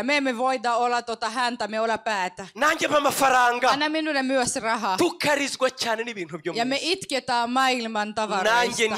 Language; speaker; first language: Finnish; non-native, fluent; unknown